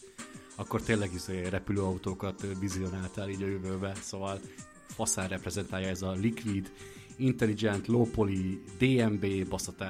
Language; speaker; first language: Hungarian; native; Hungarian